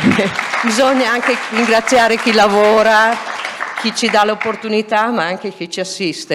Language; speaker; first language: Italian; native; Italian